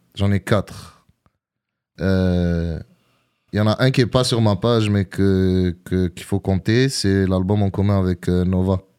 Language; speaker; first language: French; early bilingual, other home language; Arabic